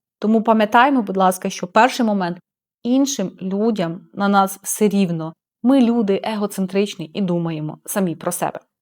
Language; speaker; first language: Ukrainian; non-native, local second language; Russian